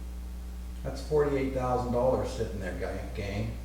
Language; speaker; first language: English; native; English